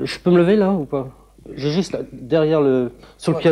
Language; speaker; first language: French; native; French